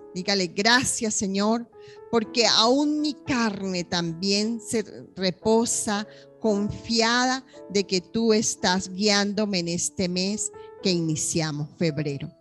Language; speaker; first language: Spanish; native; Spanish